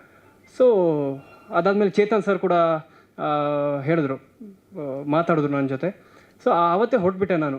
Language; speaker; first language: Kannada; non-native, local second language; Tulu